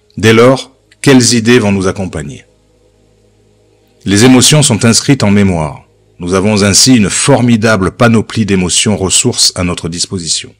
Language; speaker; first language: French; native; French